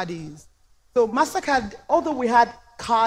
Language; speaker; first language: English; non-native, local second language; Yoruba